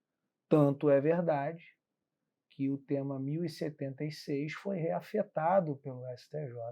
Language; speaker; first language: Portuguese; native; Portuguese